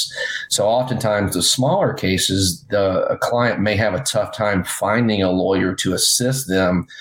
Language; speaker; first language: English; native; English